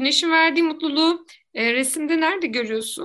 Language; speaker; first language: Turkish; native; Turkish